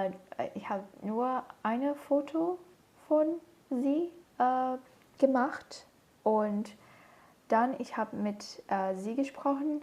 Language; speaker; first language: German; non-native, learner; Portuguese